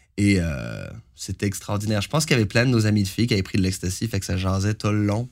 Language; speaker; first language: French; native; French